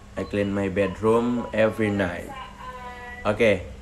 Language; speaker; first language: English; non-native, learner; Indonesian